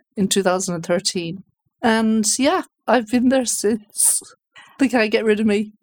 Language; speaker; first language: English; native; English